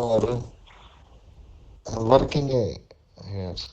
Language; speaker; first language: English; non-native, learner; Hindi